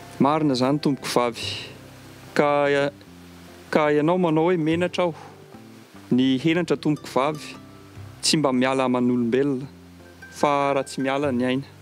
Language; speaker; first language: Malagasy; non-native, fluent; French